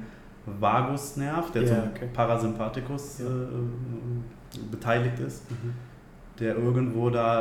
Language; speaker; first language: German; native; German